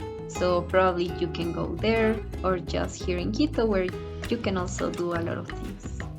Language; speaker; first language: English; non-native, fluent; Spanish